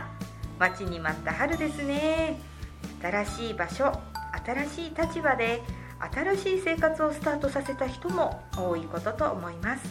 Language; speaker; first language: Japanese; native; Japanese